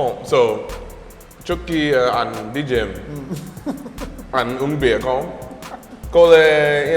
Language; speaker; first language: Vietnamese; non-native, learner; English